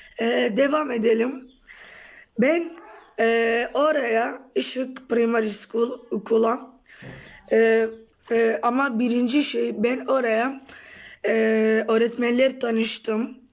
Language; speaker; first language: Turkish; non-native, learner; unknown